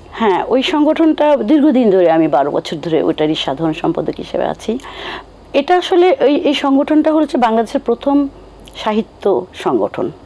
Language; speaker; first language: Bangla; native; Bangla